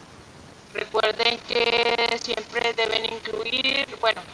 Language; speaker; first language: Spanish; native; Spanish